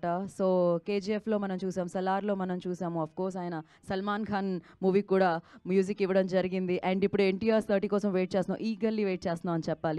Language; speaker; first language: Telugu; native; Telugu